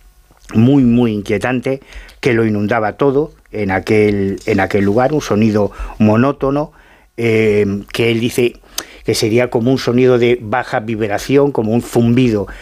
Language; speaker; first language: Spanish; native; Spanish